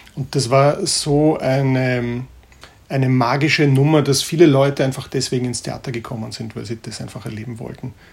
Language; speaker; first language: German; native; German